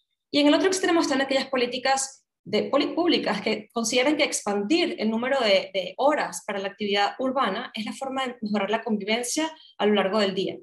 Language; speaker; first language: Spanish; native; Spanish